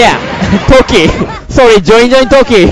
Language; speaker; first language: English; non-native, learner; Japanese